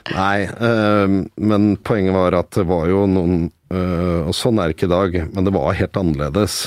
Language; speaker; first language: Norwegian; native; Norwegian